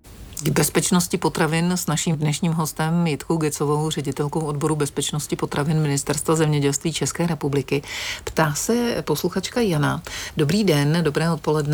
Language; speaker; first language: Czech; native; Czech